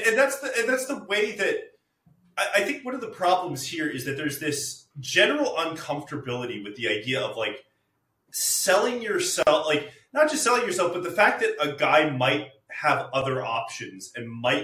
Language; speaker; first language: English; native; English